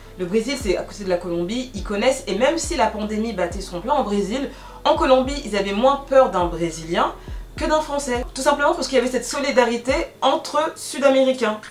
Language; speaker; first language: French; native; French